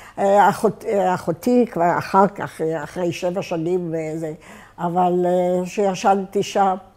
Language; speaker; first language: Hebrew; native; Hebrew